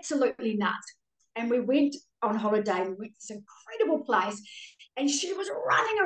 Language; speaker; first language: English; native; English